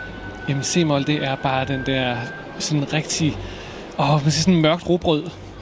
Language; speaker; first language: Danish; native; Danish